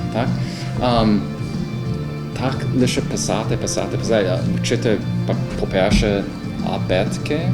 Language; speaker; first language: Ukrainian; non-native, learner; English